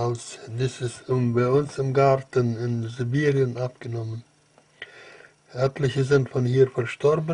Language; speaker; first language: German; early bilingual, heritage; German